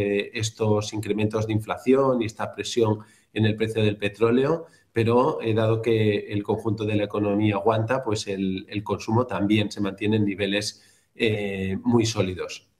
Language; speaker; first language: Spanish; native; Spanish